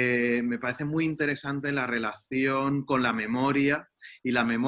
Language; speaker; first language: Spanish; native; Spanish